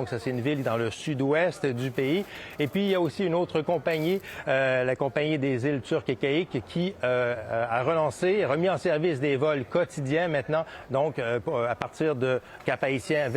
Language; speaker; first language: French; native; French